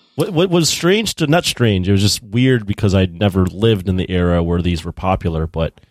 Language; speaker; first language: English; native; English